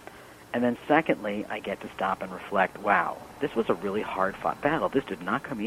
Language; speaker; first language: English; native; English